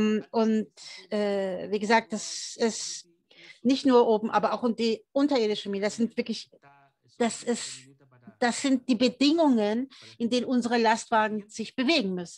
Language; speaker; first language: German; early bilingual, heritage; German